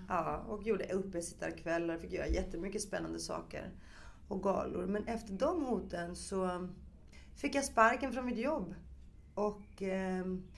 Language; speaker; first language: Swedish; early bilingual, other home language; Greek